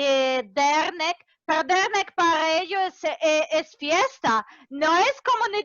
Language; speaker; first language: Spanish; non-native, fluent; Serbian